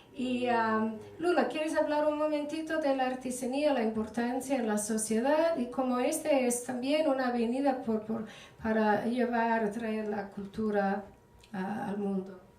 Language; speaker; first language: Spanish; non-native, fluent; English